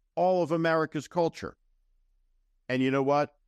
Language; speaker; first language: English; native; English